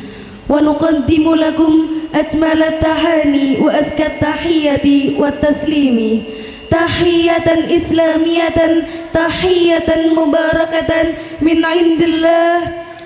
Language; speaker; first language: Arabic; non-native, learner; Indonesian